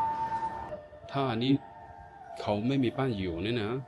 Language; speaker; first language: Thai; non-native, learner; Chinese